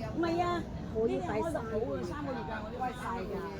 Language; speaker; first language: Cantonese; native; Cantonese